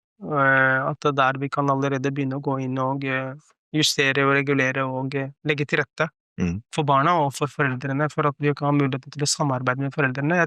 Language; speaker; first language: Norwegian; early bilingual, other home language; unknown